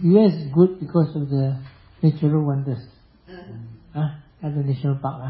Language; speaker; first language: English; non-native, local second language; Chinese